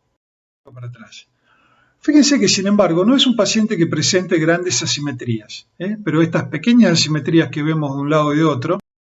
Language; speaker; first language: Spanish; native; Spanish